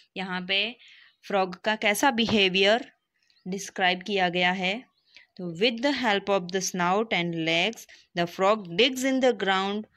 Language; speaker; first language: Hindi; non-native, local second language; Gujarati